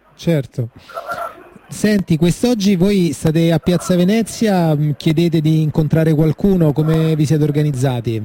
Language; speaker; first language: Italian; native; Italian